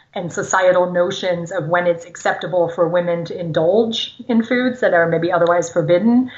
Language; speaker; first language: English; non-native, fluent; German